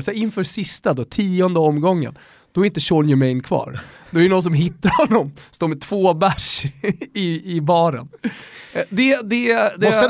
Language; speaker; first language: Swedish; native; Swedish